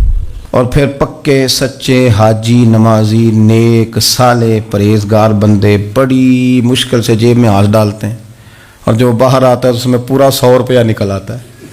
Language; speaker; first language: Urdu; native; Urdu